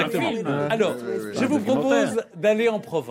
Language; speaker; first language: French; native; French